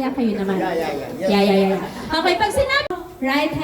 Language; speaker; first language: Filipino; native; Filipino